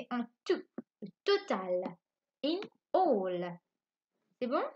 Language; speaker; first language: French; non-native, local second language; Morisyen